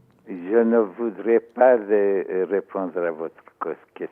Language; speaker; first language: French; non-native, learner; Persian